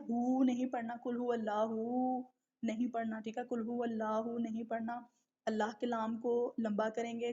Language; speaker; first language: Urdu; native; Urdu